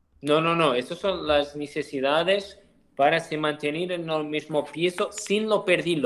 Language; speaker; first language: Spanish; non-native, learner; Portuguese